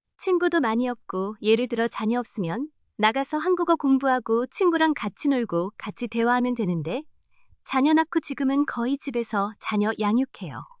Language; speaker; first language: Korean; non-native, learner; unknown